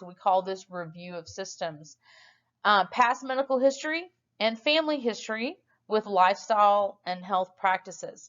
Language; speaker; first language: English; native; English